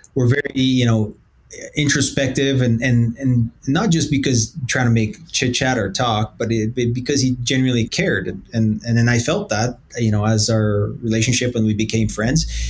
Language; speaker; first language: English; early bilingual, other home language; Portuguese